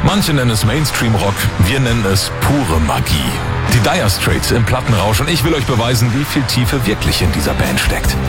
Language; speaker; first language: German; native; German